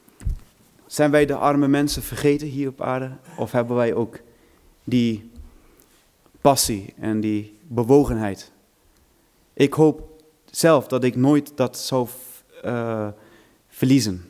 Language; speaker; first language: Dutch; non-native, fluent; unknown